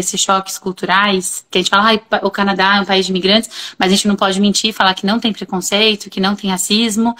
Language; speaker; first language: Portuguese; native; Portuguese